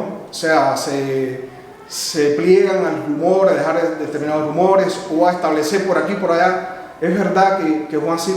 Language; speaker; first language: Spanish; native; Spanish